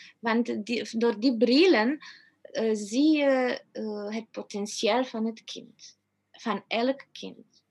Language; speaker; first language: Dutch; non-native, fluent; Romanian